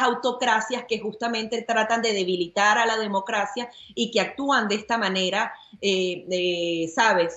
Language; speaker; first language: Spanish; native; Spanish